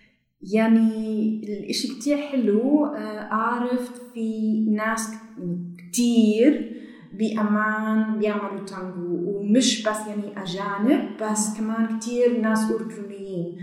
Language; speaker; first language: Arabic; non-native, learner; German